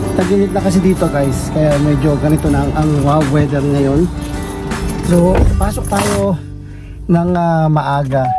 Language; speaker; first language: Filipino; native; Filipino